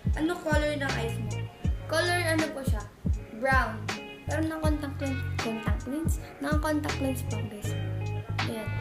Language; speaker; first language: Filipino; native; Filipino